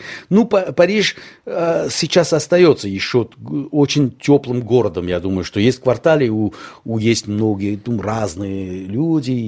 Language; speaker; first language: Russian; non-native, local second language; Armenian